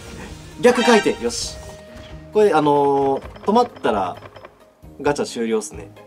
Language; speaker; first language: Japanese; native; Japanese